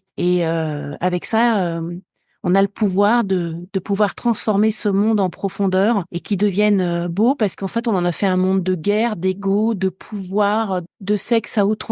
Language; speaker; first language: French; native; French